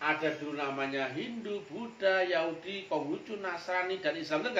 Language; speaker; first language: Indonesian; native; Indonesian